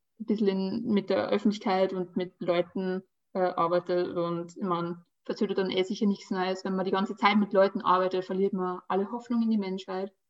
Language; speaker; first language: German; early bilingual, other home language; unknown